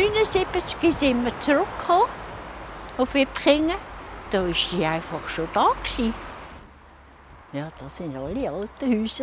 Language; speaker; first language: German; native; German